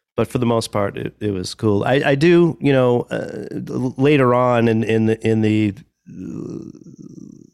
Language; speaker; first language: English; native; English